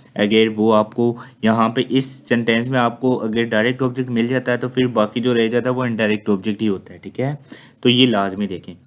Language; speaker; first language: Urdu; native; Urdu